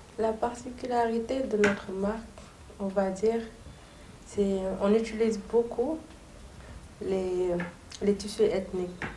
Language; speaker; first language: French; non-native, local second language; Soninke